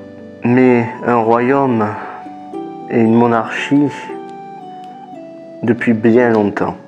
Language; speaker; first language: French; native; French